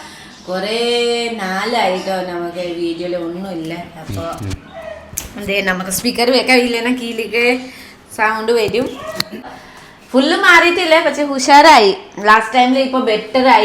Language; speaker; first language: Malayalam; non-native, fluent; Nepali